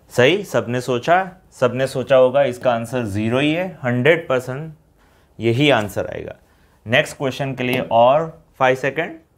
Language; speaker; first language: Hindi; non-native, local second language; Gujarati